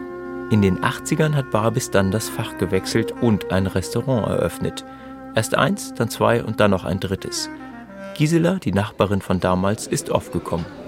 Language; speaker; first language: German; native; German